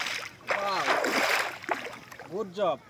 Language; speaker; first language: English; non-native, learner; Bangla